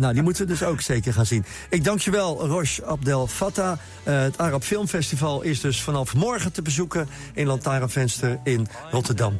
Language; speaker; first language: Dutch; native; Dutch